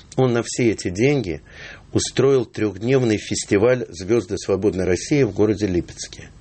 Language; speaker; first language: Russian; native; Russian